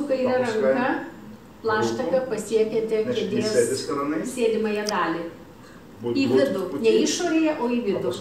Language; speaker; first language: Lithuanian; native; Lithuanian